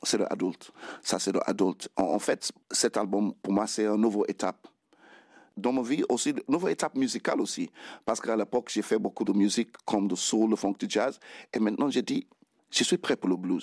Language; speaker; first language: French; non-native, fluent; Krio